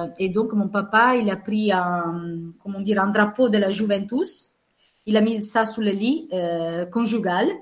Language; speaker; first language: French; non-native, fluent; Italian